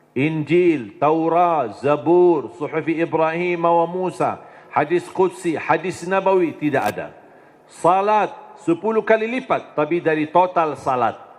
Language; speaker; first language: Indonesian; non-native, fluent; Arabic